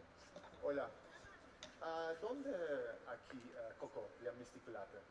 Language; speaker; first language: Spanish; non-native, learner; English